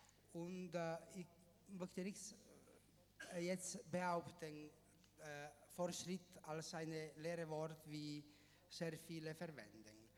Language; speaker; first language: German; non-native, fluent; Italian